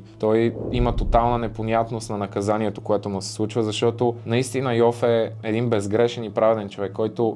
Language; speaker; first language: Bulgarian; native; Bulgarian